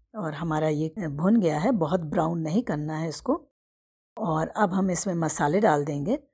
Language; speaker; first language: Hindi; native; Hindi